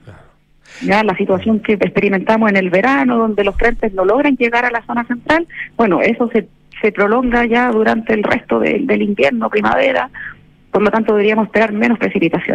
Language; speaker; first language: Spanish; native; Spanish